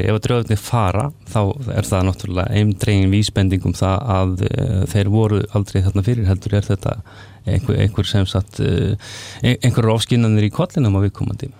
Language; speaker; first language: Icelandic; native; Icelandic